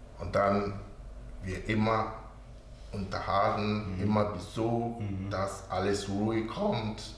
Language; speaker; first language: German; non-native, learner; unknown